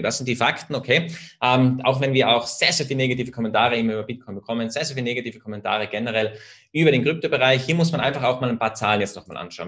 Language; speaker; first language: German; native; German